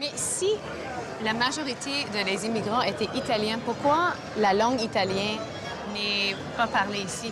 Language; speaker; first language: French; native; French